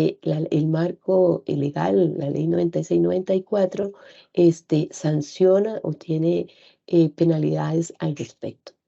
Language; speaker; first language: Spanish; native; Spanish